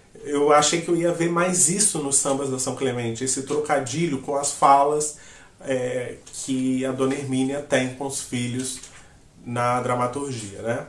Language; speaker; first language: Portuguese; native; Portuguese